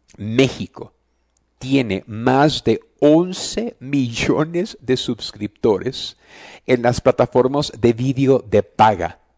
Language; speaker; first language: Spanish; early bilingual, heritage; Spanish